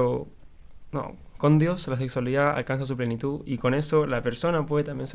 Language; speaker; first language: Spanish; native; Spanish